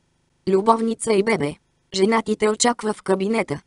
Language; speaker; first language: Bulgarian; native; Bulgarian